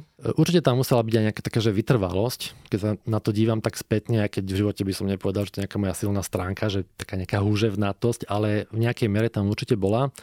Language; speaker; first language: Slovak; native; Slovak